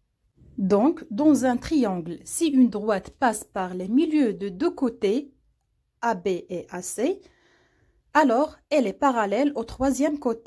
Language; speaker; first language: French; non-native, local second language; Arabic